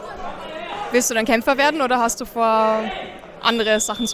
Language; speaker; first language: German; native; German